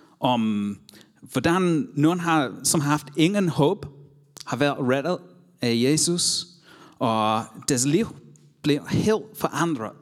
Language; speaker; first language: Danish; non-native, learner; English